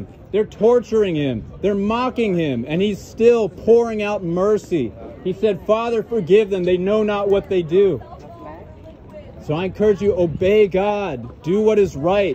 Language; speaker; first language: English; native; English